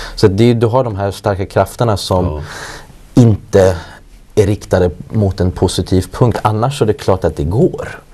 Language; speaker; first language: Swedish; early bilingual, other home language; Persian